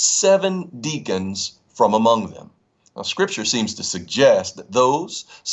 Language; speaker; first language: English; native; English